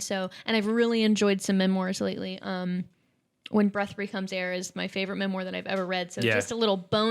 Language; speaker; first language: English; native; English